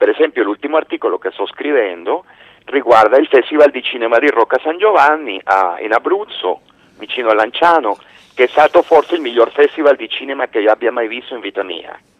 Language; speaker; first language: Italian; non-native, fluent; Spanish